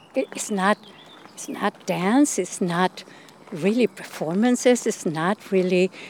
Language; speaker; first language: English; non-native, fluent; Spanish